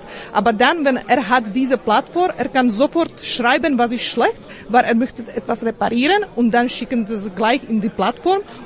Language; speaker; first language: German; non-native, learner; Slovak